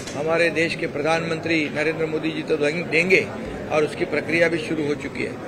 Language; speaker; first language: Hindi; non-native, local second language; Marathi